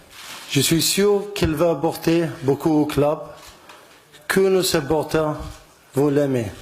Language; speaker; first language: French; non-native, learner; Arabic